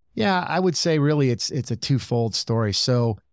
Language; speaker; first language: English; native; English